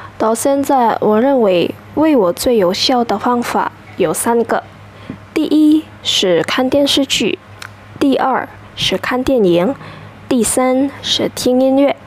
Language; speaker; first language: Chinese; non-native, fluent; Indonesian